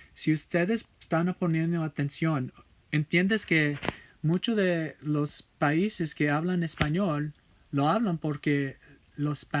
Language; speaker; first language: Spanish; non-native, learner; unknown